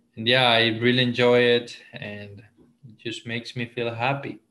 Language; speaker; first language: English; non-native, fluent; Spanish